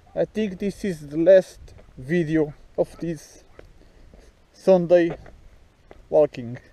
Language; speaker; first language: English; non-native, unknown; Portuguese